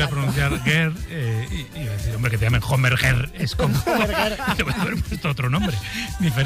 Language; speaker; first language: Spanish; native; Spanish